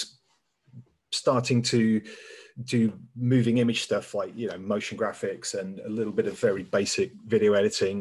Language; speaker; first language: English; native; English